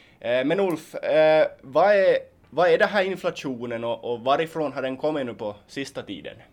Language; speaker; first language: Swedish; native; Swedish